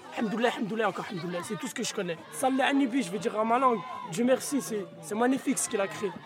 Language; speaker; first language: French; non-native, local second language; Arabic